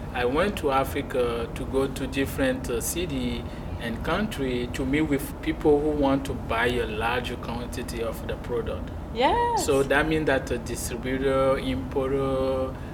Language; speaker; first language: English; non-native, fluent; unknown